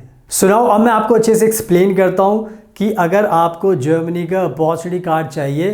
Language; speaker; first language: Hindi; native; Hindi